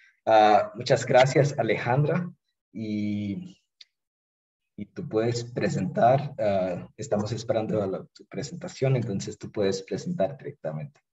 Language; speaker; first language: Spanish; non-native, fluent; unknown